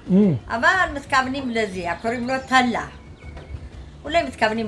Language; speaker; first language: Hebrew; non-native, fluent; Amharic